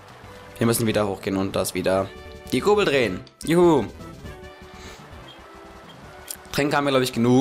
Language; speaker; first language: German; native; German